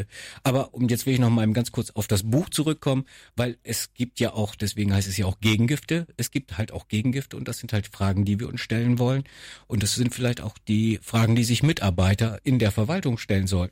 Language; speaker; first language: German; native; German